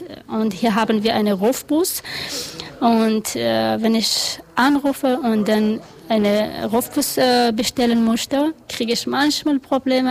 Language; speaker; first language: German; non-native, learner; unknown